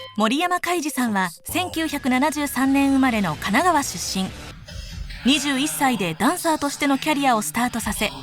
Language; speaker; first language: Japanese; native; Japanese